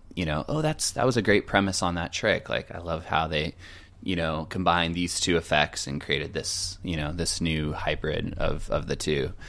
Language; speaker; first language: English; native; English